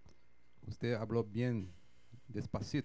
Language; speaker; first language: Spanish; non-native, fluent; Portuguese